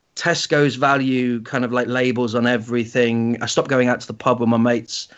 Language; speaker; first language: English; native; English